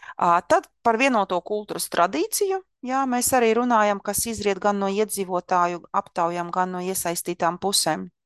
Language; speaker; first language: Latvian; non-native, local second language; Russian